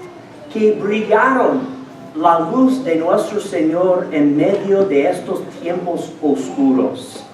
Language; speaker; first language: Spanish; non-native, fluent; English